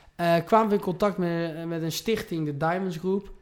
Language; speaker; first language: Dutch; early bilingual, heritage; Dutch